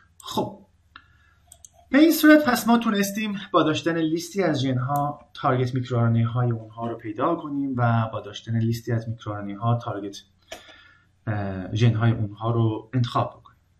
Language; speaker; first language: Persian; native; Persian